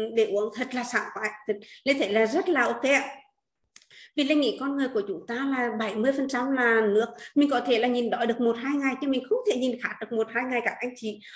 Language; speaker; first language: Vietnamese; native; Vietnamese